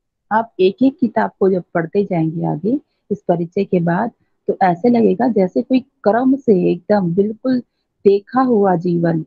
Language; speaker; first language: Hindi; native; Hindi